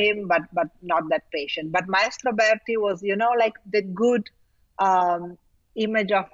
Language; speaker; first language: English; non-native, fluent; Italian